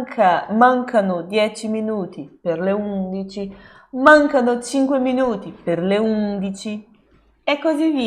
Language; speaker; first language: Italian; non-native, fluent; Portuguese